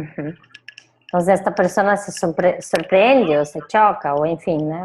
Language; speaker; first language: Spanish; non-native, fluent; Portuguese